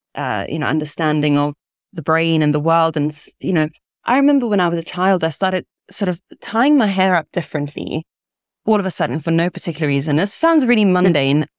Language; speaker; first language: English; early bilingual, other home language; Italian